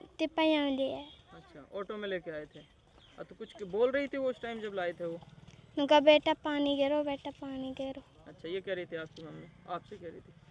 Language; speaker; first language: Hindi; native; Hindi